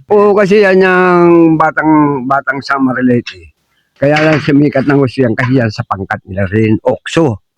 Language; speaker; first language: Filipino; native; Filipino